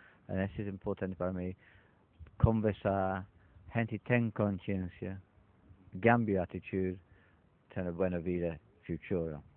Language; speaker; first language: Spanish; non-native, learner; English